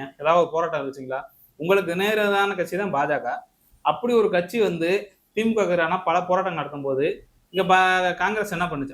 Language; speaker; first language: Tamil; native; Tamil